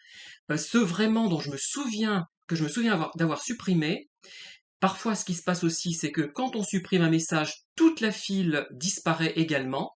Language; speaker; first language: French; native; French